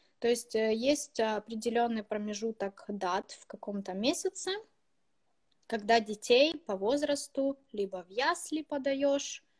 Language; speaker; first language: Russian; native; Russian